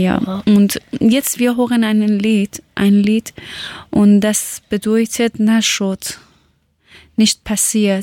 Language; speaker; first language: German; non-native, learner; Persian